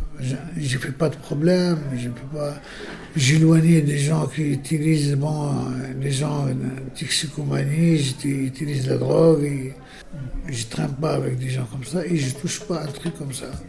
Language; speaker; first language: French; non-native, learner; Arabic